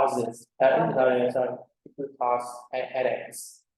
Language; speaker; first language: English; non-native, fluent; Vietnamese